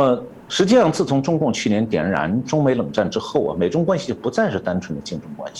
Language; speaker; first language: Chinese; native; Chinese